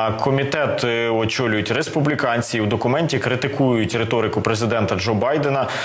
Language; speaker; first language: Ukrainian; native; Ukrainian